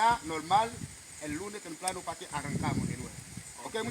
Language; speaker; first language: Spanish; non-native, local second language; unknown